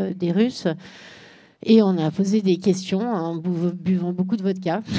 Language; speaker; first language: French; native; French